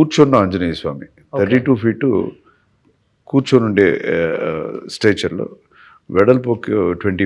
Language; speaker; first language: Telugu; non-native, local second language; Kannada